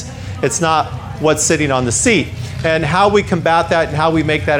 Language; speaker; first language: English; native; English